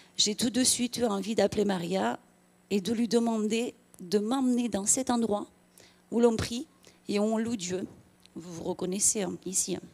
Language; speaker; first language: French; non-native, fluent; Romanian